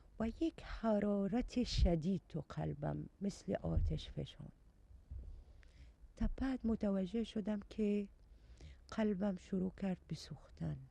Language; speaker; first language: Persian; non-native, learner; Arabic